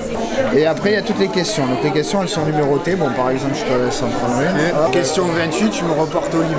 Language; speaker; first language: French; native; French